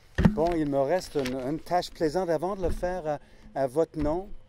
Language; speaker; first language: French; non-native, local second language; English